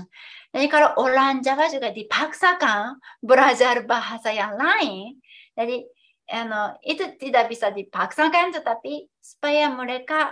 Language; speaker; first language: Indonesian; non-native, fluent; Japanese